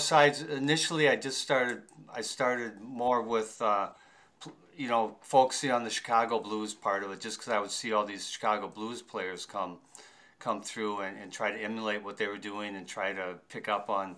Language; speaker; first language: English; native; English